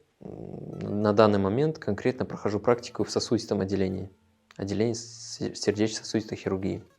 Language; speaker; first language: Russian; non-native, local second language; Tajik